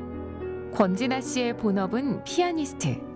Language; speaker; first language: Korean; native; Korean